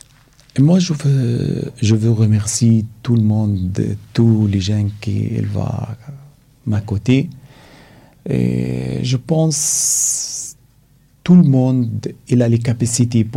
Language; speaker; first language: French; non-native, fluent; Arabic